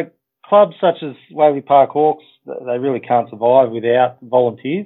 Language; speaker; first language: English; native; English